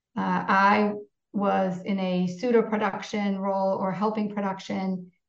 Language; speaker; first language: English; non-native, fluent; Polish